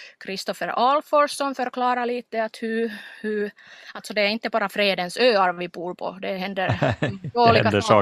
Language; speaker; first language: Swedish; non-native, local second language; Finnish